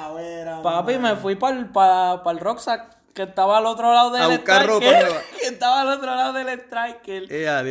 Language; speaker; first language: Spanish; native; Spanish